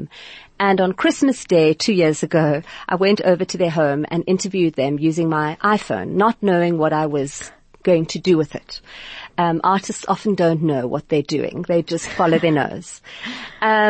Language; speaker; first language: English; native; English